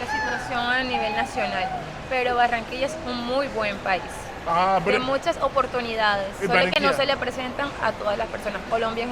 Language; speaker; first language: Spanish; native; Spanish